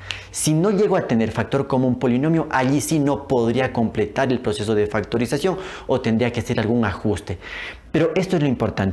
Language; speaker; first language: Spanish; native; Spanish